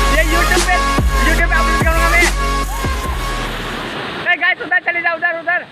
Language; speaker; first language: Hindi; non-native, local second language; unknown